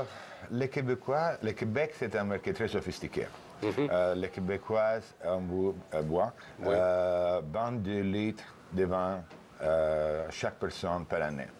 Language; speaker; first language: French; non-native, learner; Italian